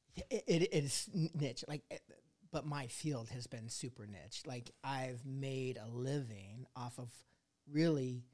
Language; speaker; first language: English; native; English